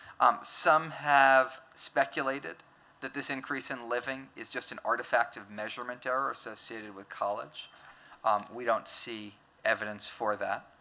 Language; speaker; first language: English; native; English